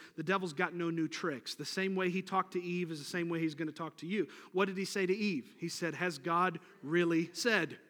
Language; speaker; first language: English; native; English